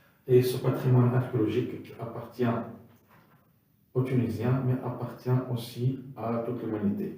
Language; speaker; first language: French; non-native, local second language; Arabic